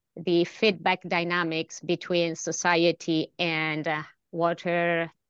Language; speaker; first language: English; non-native, fluent; Italian